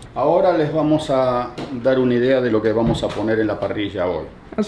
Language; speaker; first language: Spanish; native; Spanish